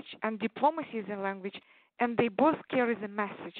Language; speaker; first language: English; non-native, fluent; Tatar